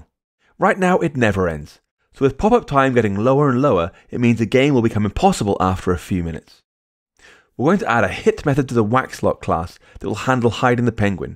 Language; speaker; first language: English; native; English